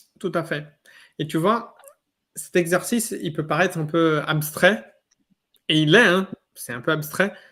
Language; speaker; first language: French; non-native, fluent; Portuguese